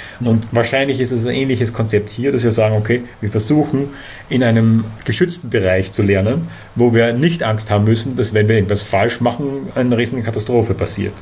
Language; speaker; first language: German; native; German